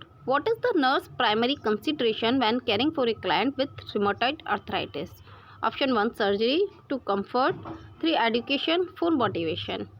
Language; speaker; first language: English; non-native, local second language; Hindi